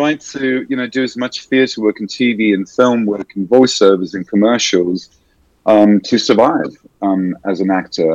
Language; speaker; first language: English; native; English